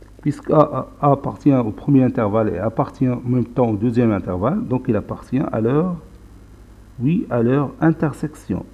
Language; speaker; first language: French; non-native, local second language; Arabic